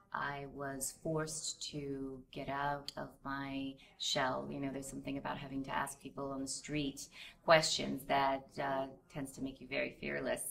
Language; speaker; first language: English; native; English